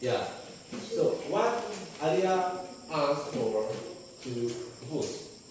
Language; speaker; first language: English; non-native, fluent; Indonesian